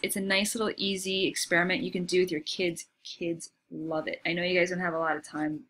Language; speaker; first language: English; native; English